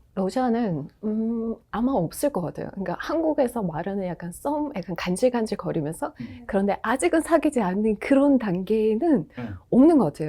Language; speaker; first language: Korean; non-native, fluent; Russian